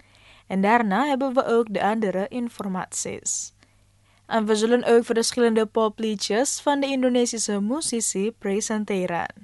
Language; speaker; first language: Dutch; non-native, fluent; Indonesian